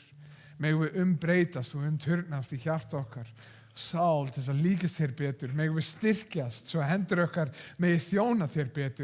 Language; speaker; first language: Icelandic; non-native, fluent; English